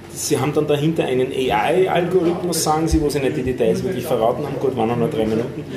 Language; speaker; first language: German; native; German